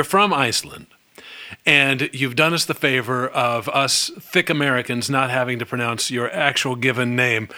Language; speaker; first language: English; native; English